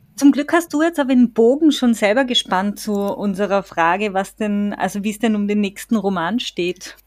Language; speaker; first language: German; native; German